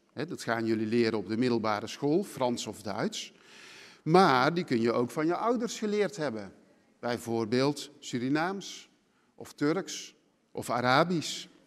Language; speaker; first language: Dutch; native; Dutch